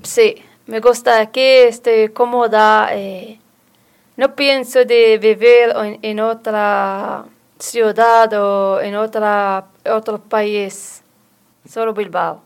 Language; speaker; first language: Spanish; non-native, learner; Arabic